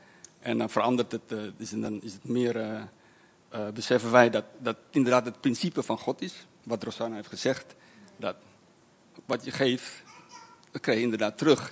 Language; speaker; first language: Dutch; non-native, fluent; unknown